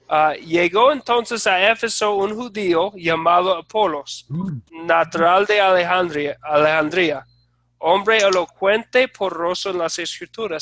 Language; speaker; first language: Spanish; non-native, fluent; English